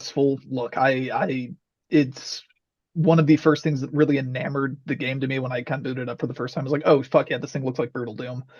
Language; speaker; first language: English; native; English